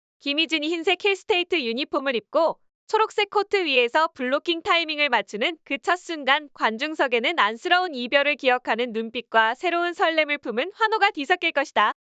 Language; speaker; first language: Korean; native; Korean